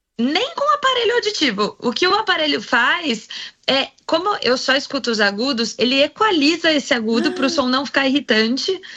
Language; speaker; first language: Portuguese; native; Portuguese